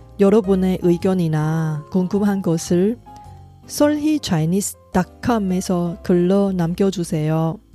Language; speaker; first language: Korean; non-native, fluent; Chinese